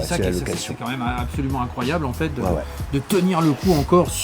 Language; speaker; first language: French; native; French